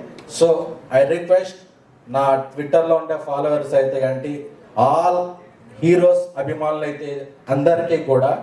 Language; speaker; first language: Telugu; native; Telugu